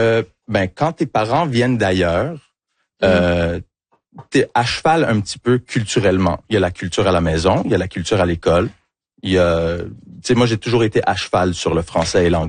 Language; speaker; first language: French; early bilingual, heritage; French